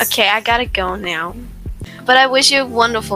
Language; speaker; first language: English; non-native, learner; German